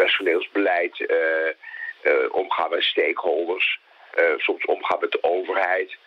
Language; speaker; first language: Dutch; native; Dutch